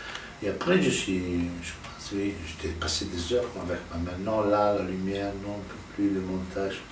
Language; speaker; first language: French; non-native, fluent; Italian